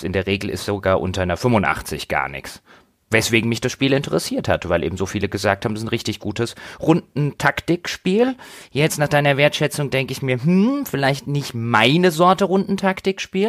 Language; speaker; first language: German; native; German